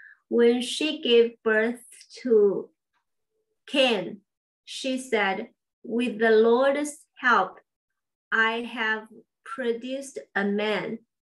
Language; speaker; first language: English; non-native, learner; Chinese